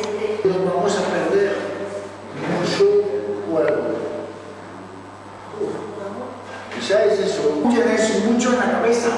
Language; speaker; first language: Spanish; non-native, learner; French